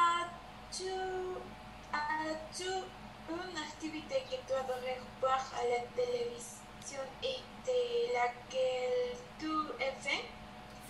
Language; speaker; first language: French; non-native, learner; Spanish